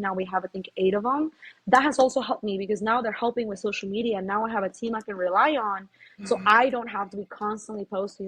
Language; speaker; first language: English; early bilingual, other home language; Spanish